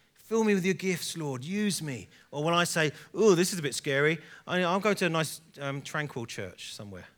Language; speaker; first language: English; native; English